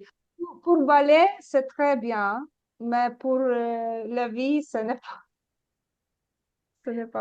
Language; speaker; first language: French; non-native, learner; Ukrainian